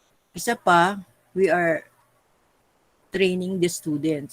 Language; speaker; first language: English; non-native, local second language; Filipino